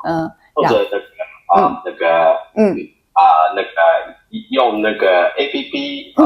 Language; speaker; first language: Chinese; non-native, fluent; Japanese